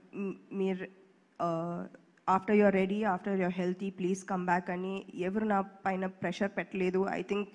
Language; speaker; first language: Telugu; non-native, local second language; English